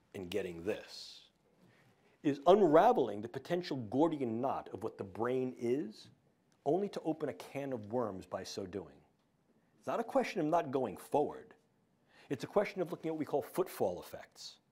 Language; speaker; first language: English; native; English